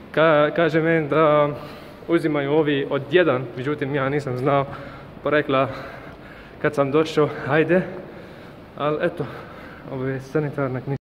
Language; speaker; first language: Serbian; non-native, learner; Arabic